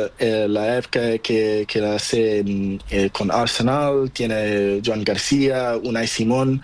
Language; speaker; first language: Spanish; non-native, learner; Portuguese